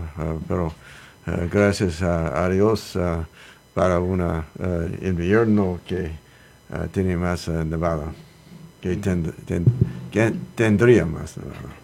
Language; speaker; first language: Spanish; non-native, learner; English